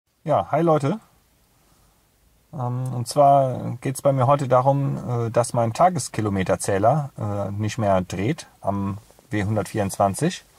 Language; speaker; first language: German; native; German